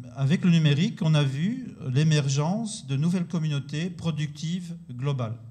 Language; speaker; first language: French; native; French